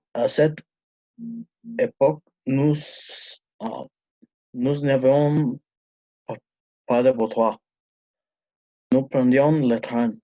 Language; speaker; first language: French; non-native, learner; Spanish